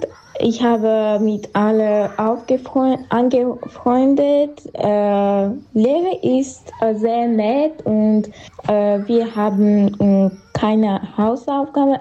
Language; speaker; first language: German; non-native, learner; Armenian